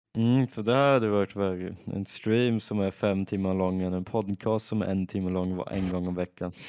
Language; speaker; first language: Swedish; native; Swedish